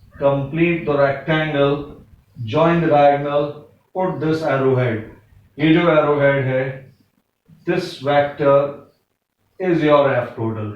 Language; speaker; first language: English; non-native, local second language; Hindi